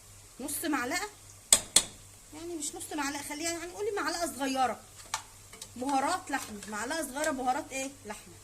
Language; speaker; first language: Arabic; native; Arabic